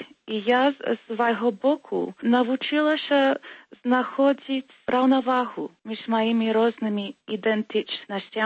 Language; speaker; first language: Belarusian; early bilingual, heritage; Belarusian